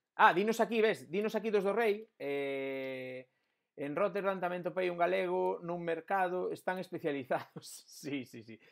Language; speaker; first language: Galician; non-native, local second language; Spanish